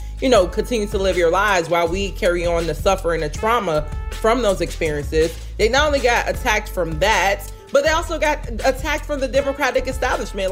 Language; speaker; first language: English; native; English